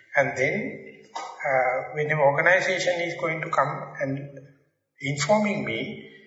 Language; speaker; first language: English; non-native, local second language; Sinhala